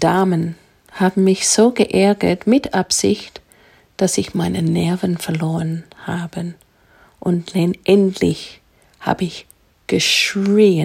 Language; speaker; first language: German; non-native, fluent; English